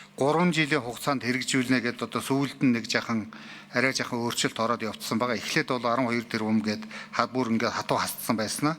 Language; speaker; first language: Mongolian; native; Mongolian